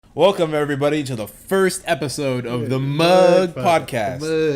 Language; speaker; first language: English; native; English